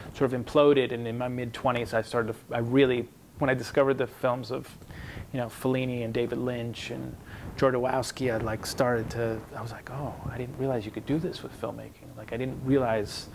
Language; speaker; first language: English; native; English